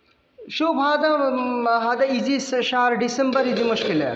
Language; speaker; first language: Arabic; non-native, learner; Bangla